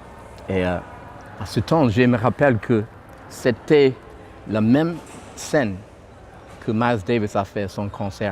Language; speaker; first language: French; non-native, fluent; English